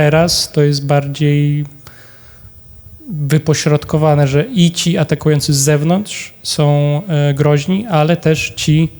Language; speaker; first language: Polish; native; Polish